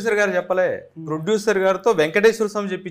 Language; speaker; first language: Telugu; native; Telugu